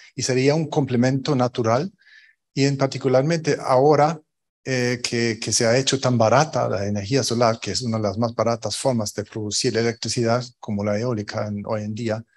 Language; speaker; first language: Spanish; non-native, fluent; German